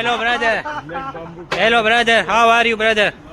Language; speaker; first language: English; non-native, learner; Gujarati